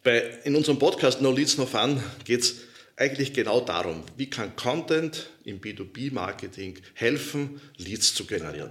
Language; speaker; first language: German; native; German